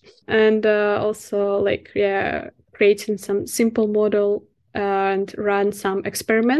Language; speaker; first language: English; non-native, fluent; Russian